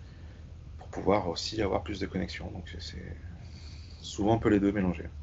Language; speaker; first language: French; native; French